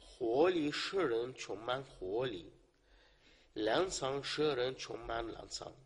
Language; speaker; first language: Chinese; non-native, learner; Arabic